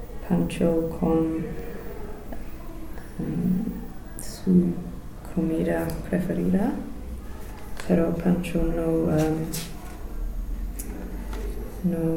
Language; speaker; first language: Spanish; non-native, learner; English